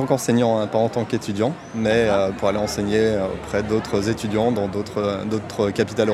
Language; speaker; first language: French; native; French